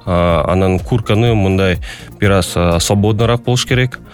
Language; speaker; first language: Kyrgyz; non-native, local second language; Russian